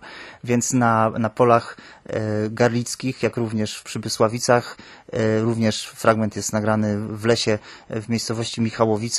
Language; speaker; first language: Polish; native; Polish